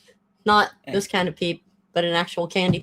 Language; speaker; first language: English; native; English